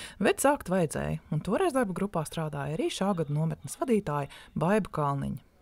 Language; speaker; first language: Latvian; native; Latvian